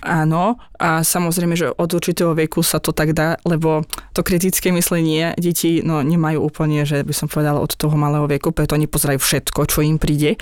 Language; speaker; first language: Slovak; non-native, fluent; Azerbaijani